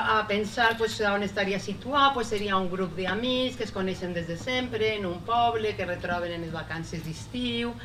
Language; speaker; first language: Catalan; native; Catalan